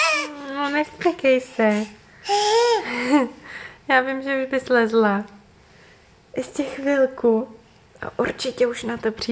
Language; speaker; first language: Czech; native; Czech